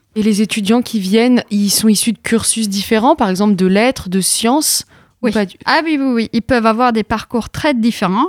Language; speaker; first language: French; non-native, fluent; Norwegian